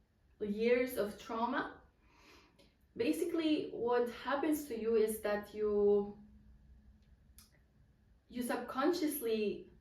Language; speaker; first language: English; non-native, fluent; Polish